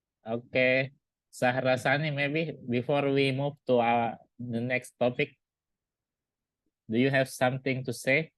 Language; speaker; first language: English; non-native, learner; Indonesian